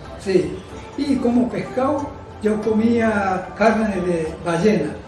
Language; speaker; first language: Spanish; non-native, fluent; Japanese